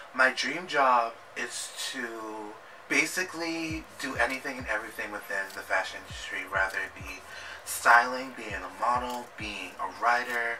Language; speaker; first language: English; native; English